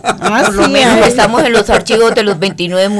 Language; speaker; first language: Spanish; native; Spanish